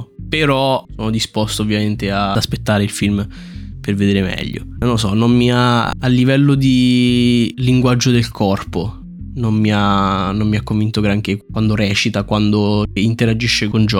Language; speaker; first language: Italian; native; Italian